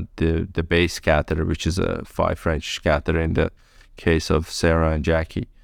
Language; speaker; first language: English; early bilingual, other home language; Persian